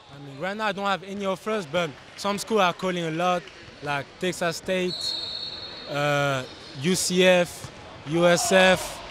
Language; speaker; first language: English; non-native, fluent; French